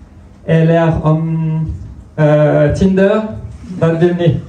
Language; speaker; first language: Swedish; non-native, fluent; French